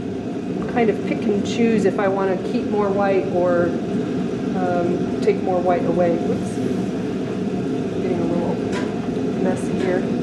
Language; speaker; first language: English; native; English